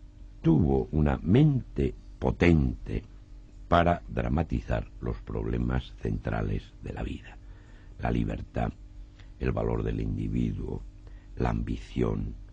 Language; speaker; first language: Spanish; native; Spanish